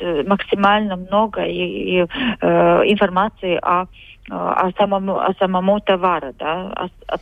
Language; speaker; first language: Russian; non-native, local second language; Latvian